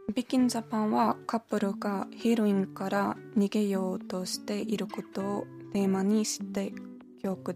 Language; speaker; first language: Japanese; non-native, learner; German